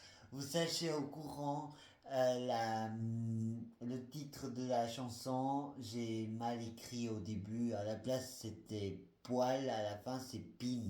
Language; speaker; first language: French; non-native, fluent; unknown